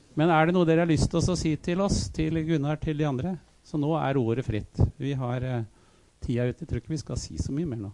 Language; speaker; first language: Norwegian; native; Norwegian